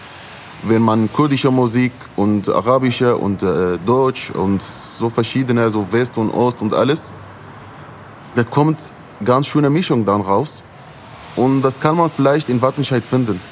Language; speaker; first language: German; non-native, fluent; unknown